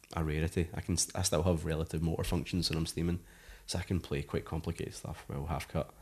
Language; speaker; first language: English; native; English